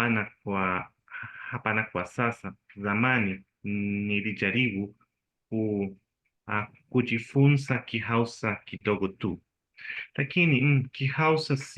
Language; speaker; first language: Swahili; non-native, learner; Spanish